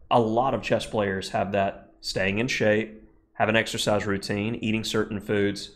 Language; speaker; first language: English; native; English